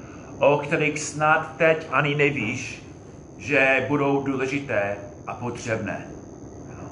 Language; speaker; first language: Czech; non-native, fluent; English